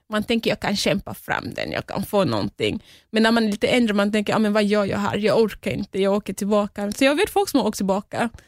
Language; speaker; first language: Swedish; early bilingual, other home language; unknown